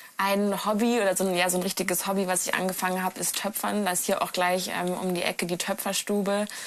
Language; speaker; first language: German; native; German